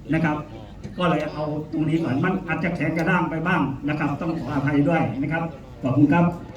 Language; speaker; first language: Thai; native; Thai